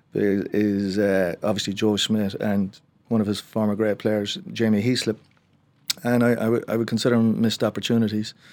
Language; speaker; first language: English; native; English